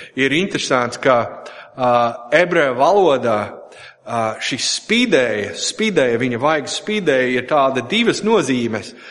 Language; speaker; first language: Latvian; non-native, fluent; English